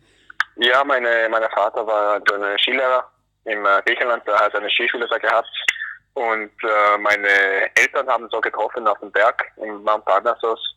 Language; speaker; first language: German; non-native, fluent; English